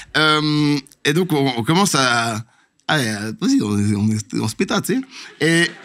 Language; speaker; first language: French; native; French